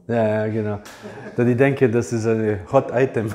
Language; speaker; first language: German; non-native, fluent; English